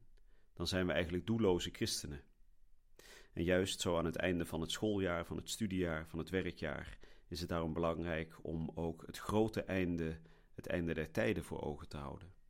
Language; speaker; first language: Dutch; native; Dutch